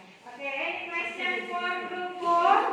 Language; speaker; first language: English; non-native, learner; Indonesian